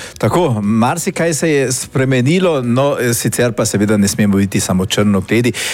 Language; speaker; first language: Slovenian; native; Slovenian